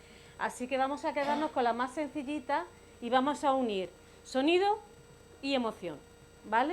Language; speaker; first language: Spanish; native; Spanish